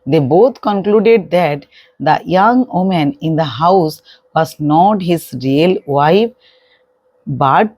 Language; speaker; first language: English; non-native, local second language; Bangla